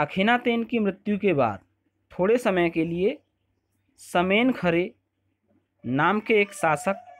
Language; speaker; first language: Hindi; native; Hindi